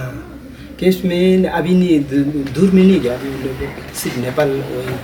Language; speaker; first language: Hindi; non-native, local second language; Ladakhi